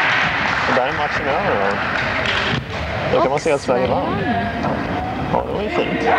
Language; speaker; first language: Swedish; native; Swedish